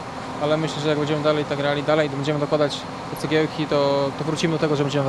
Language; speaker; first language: Polish; native; Polish